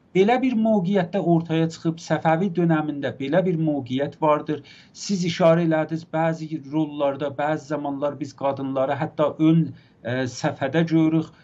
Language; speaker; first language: Azerbaijani; native; Azerbaijani